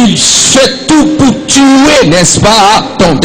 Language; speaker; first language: French; non-native, local second language; Lingala